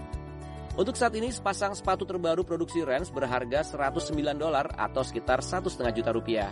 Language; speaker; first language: Indonesian; native; Indonesian